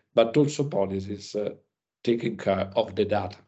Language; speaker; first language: English; non-native, learner; Italian